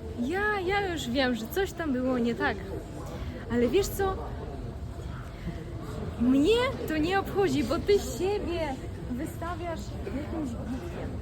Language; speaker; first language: Polish; non-native, fluent; Ukrainian